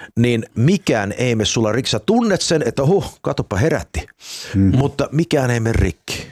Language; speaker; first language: Finnish; early bilingual, heritage; Finnish